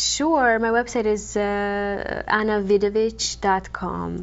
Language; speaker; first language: English; non-native, fluent; Croatian